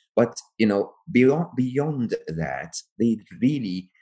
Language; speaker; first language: English; non-native, fluent; Arabic